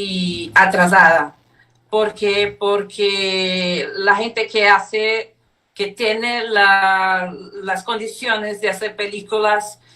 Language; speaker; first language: Spanish; non-native, fluent; Portuguese